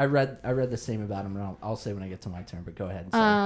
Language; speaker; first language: English; native; English